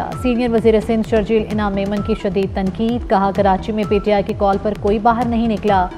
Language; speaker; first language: Urdu; native; Urdu